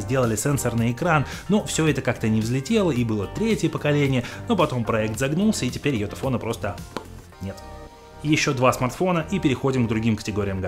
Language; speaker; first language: Russian; native; Russian